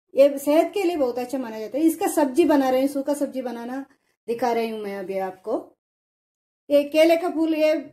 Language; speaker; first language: Hindi; non-native, local second language; Kannada